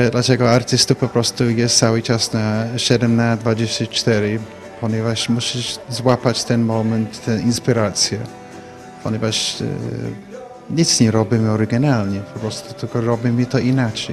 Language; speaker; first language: Polish; non-native, fluent; English